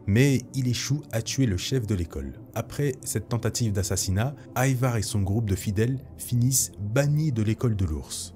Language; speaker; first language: French; native; French